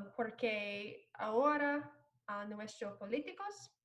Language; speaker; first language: Spanish; non-native, learner; English